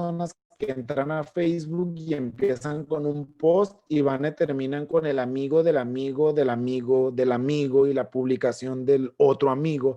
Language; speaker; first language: Spanish; native; Spanish